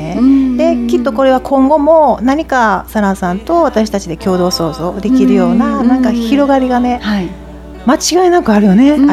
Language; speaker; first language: Japanese; native; Japanese